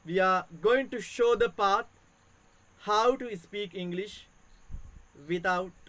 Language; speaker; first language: English; non-native, local second language; Sinhala